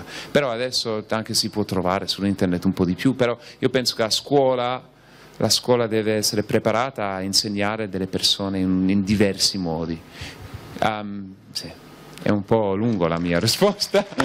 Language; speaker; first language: Italian; non-native, fluent; English